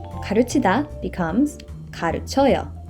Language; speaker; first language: Korean; non-native, fluent; English